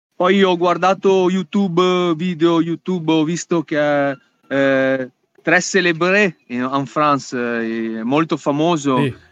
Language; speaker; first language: Italian; native; Italian